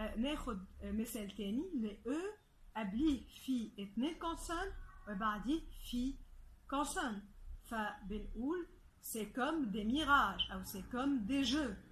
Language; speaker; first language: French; non-native, fluent; Arabic